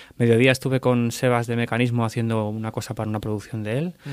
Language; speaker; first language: Spanish; native; Spanish